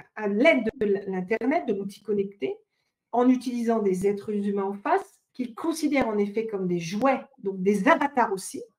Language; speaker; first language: French; native; French